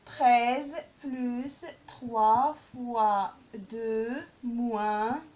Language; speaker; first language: French; non-native, local second language; Arabic